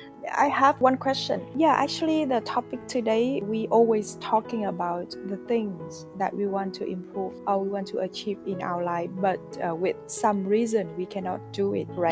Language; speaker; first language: English; non-native, fluent; Vietnamese